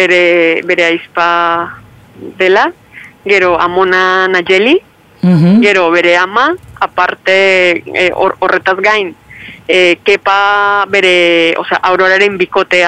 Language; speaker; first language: Basque; non-native, fluent; Spanish